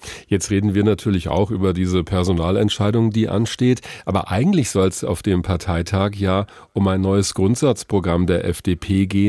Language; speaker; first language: German; native; German